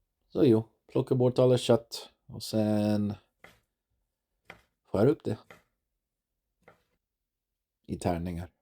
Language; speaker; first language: Swedish; non-native, learner; English